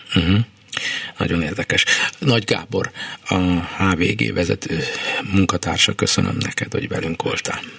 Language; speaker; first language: Hungarian; native; Hungarian